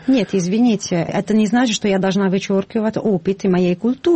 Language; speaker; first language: Russian; non-native, fluent; Italian